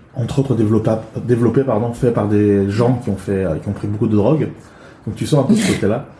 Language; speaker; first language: French; early bilingual, other home language; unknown